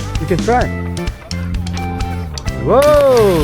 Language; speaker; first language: English; non-native, learner; Korean